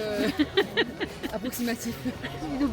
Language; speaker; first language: French; native; French